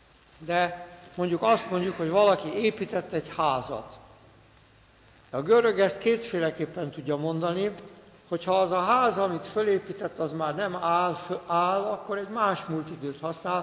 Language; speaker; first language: Hungarian; native; Hungarian